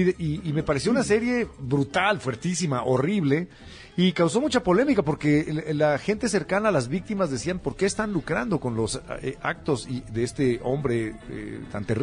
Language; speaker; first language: Spanish; native; Spanish